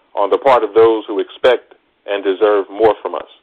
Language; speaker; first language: English; native; English